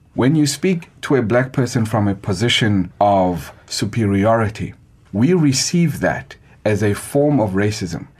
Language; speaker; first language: English; non-native, local second language; Xhosa